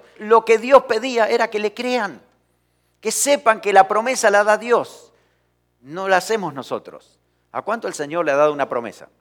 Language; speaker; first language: Spanish; native; Spanish